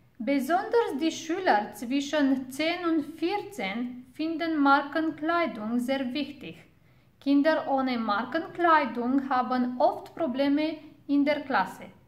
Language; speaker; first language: German; non-native, fluent; Romanian